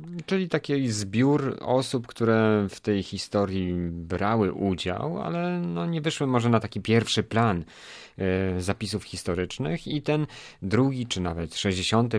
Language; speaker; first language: Polish; native; Polish